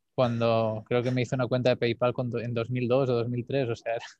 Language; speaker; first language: Spanish; native; Spanish